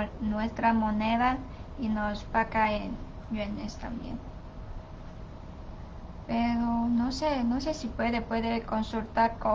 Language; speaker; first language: Spanish; non-native, learner; Chinese